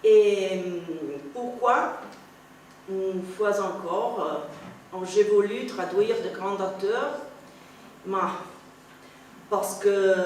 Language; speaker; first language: French; non-native, fluent; Italian